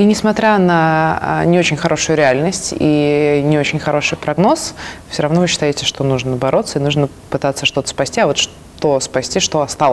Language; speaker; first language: Russian; native; Russian